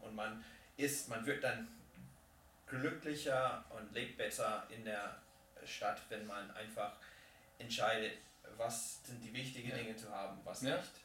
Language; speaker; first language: German; non-native, fluent; English